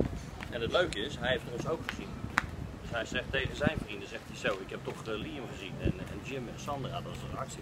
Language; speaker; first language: Dutch; native; Dutch